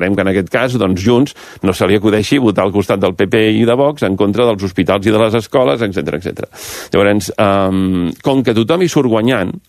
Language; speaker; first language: Catalan; native; Catalan